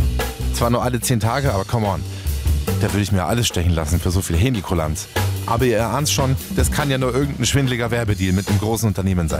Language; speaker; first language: German; native; German